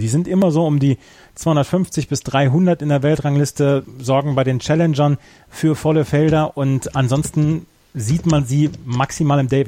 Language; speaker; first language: German; native; German